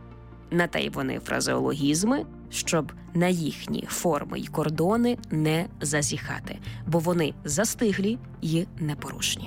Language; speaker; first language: Ukrainian; native; Ukrainian